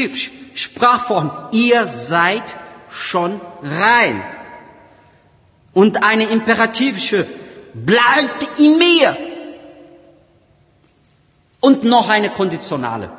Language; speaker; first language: German; non-native, learner; Portuguese